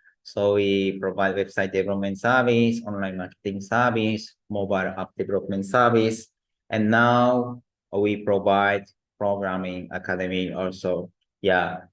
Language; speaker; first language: English; non-native, learner; Japanese